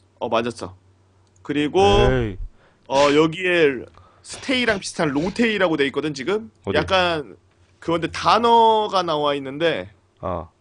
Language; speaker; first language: Korean; native; Korean